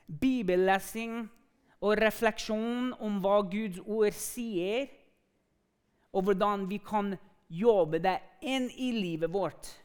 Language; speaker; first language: Norwegian; non-native, fluent; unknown